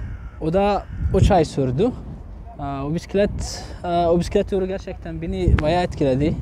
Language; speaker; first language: Turkish; non-native, fluent; Arabic